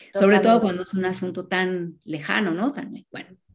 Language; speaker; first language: Spanish; native; Spanish